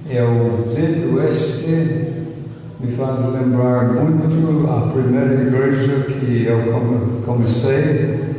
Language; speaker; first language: Portuguese; non-native, fluent; English